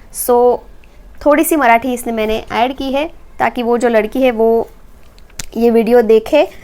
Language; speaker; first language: Hindi; non-native, local second language; Marathi